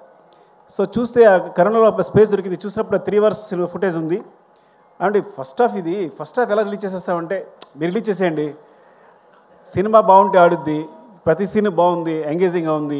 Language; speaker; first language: Telugu; native; Telugu